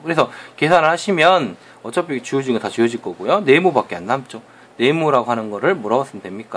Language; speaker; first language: Korean; native; Korean